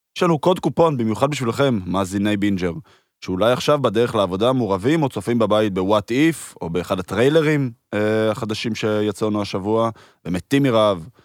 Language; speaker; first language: Hebrew; early bilingual, heritage; Hebrew